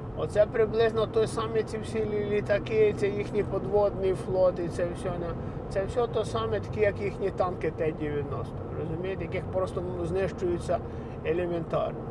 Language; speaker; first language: Ukrainian; native; Ukrainian